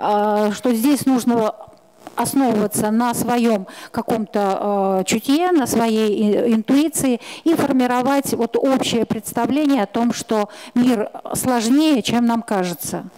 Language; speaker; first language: Russian; native; Russian